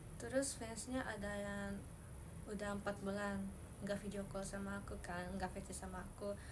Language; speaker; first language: Indonesian; non-native, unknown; Japanese